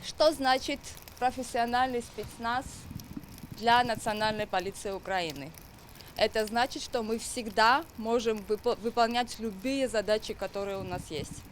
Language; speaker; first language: Russian; non-native, fluent; Georgian